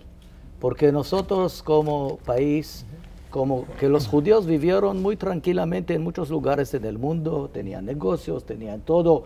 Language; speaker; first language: Spanish; non-native, fluent; Hebrew